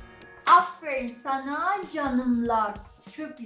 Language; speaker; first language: Turkish; non-native, learner; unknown